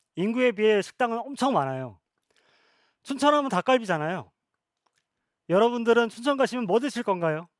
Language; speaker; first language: Korean; native; Korean